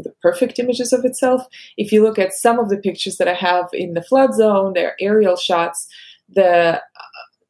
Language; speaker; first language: English; non-native, fluent; Russian